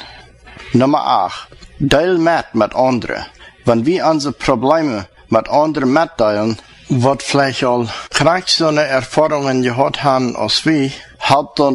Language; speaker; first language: German; non-native, learner; Plautdietsch